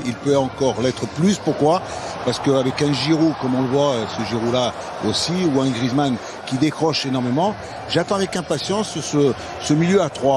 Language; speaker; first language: French; native; French